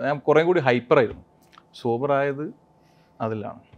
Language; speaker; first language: Malayalam; native; Malayalam